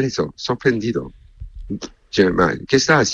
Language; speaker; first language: Spanish; non-native, learner; French